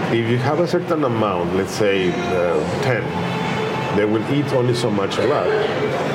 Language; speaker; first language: English; non-native, fluent; Spanish